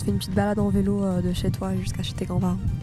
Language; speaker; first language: French; native; French